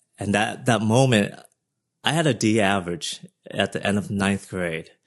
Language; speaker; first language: English; early bilingual, other home language; Vietnamese